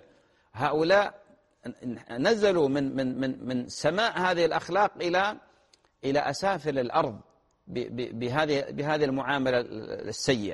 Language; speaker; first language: Arabic; native; Arabic